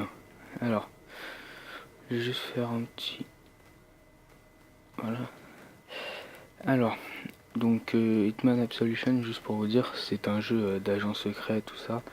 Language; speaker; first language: French; native; French